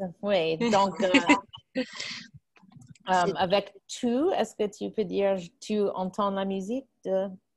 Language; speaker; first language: French; non-native, fluent; English